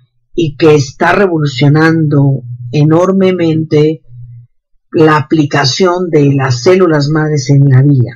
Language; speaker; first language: Spanish; native; Spanish